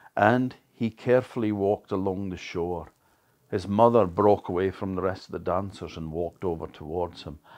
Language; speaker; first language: English; native; English